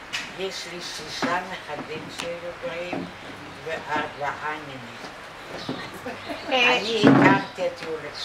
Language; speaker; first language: Hebrew; non-native, fluent; Polish